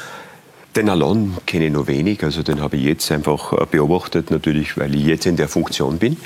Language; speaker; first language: German; native; German